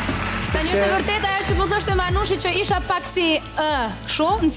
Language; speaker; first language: Albanian; native; Albanian